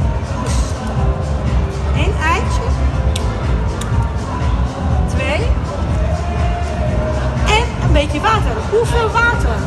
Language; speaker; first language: Dutch; non-native, learner; Italian